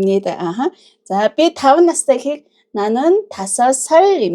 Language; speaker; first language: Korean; non-native, fluent; Mongolian